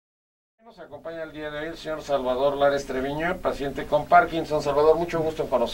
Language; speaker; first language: Spanish; native; Spanish